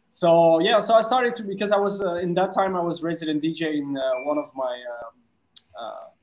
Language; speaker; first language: English; non-native, fluent; French